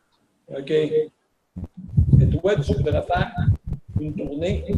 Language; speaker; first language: French; native; French